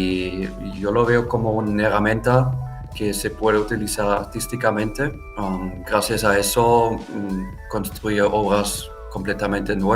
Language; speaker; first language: Spanish; non-native, fluent; German